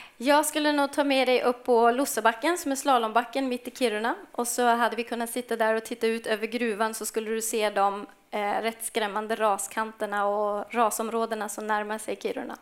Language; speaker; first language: Swedish; native; Swedish